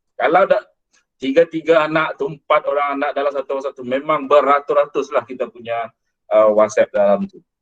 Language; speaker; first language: Malay; non-native, local second language; Iban